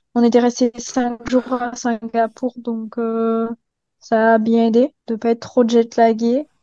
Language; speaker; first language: French; native; French